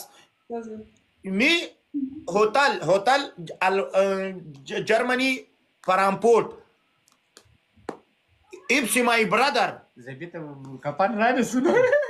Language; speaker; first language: English; non-native, learner; Pashto